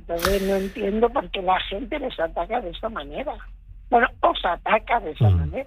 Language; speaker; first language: Spanish; native; Spanish